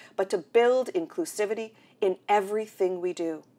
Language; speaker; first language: English; native; English